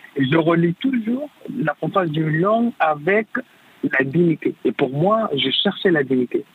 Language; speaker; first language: French; non-native, fluent; Arabic